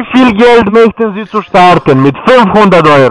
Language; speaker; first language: German; non-native, learner; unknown